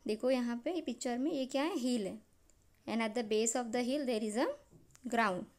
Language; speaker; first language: Hindi; non-native, local second language; Marathi